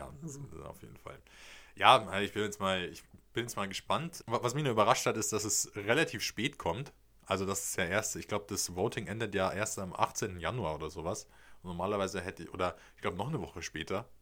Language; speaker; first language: German; native; German